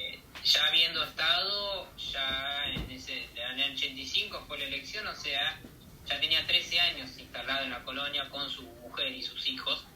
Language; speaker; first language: Spanish; native; Spanish